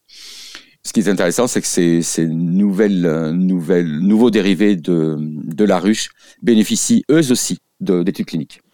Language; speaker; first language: French; native; French